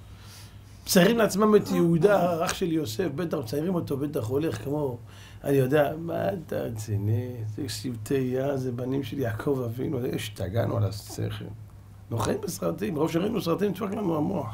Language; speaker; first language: Hebrew; native; Hebrew